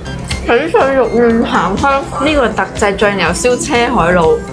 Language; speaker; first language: Cantonese; native; Cantonese